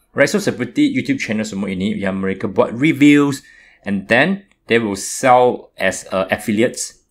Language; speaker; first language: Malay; non-native, local second language; Chinese